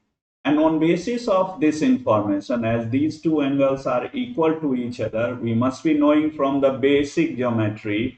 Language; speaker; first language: English; non-native, local second language; Hindi